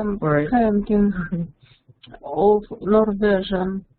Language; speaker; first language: English; non-native, learner; Russian